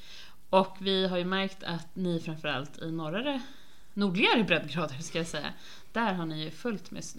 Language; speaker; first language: Swedish; native; Swedish